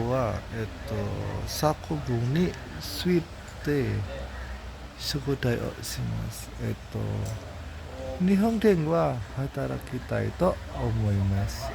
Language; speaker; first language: Japanese; non-native, learner; Indonesian